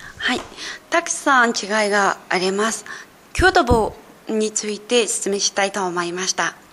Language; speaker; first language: Japanese; non-native, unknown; Mongolian